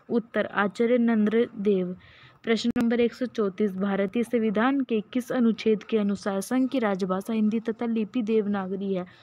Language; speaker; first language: Hindi; native; Hindi